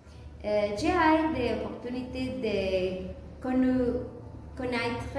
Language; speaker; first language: French; non-native, learner; Spanish